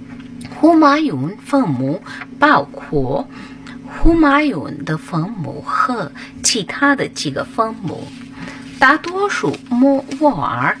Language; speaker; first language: Chinese; non-native, fluent; Hindi